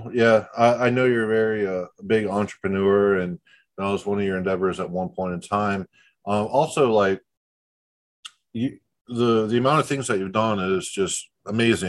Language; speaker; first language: English; native; English